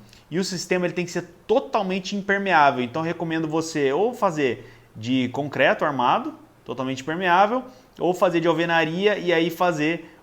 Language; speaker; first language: Portuguese; native; Portuguese